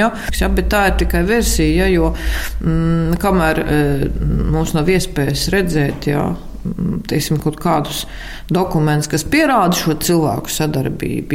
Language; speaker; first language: Latvian; native; Latvian